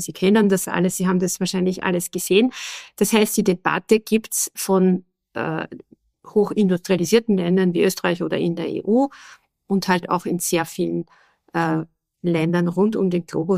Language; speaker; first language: German; native; German